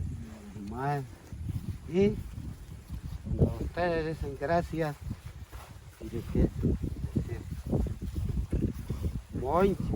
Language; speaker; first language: Spanish; non-native, local second language; Ticuna